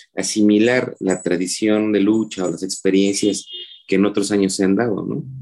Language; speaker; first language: Spanish; native; Spanish